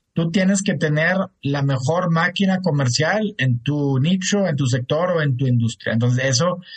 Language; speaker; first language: Spanish; non-native, fluent; German